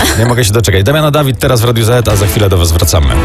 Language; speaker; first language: Polish; native; Polish